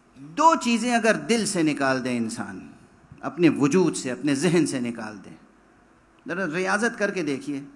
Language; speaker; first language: Urdu; native; Urdu